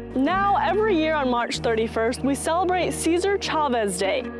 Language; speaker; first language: English; native; English